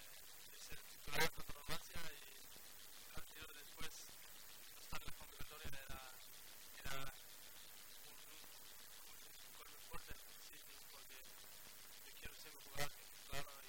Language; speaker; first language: Spanish; non-native, learner; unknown